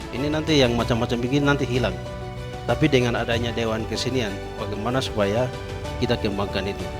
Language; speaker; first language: Indonesian; non-native, local second language; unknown